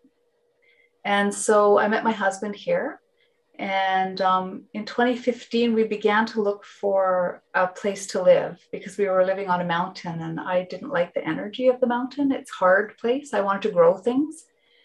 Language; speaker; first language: English; non-native, fluent; Finnish